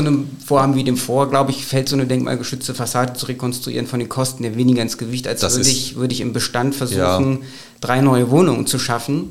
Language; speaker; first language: German; native; German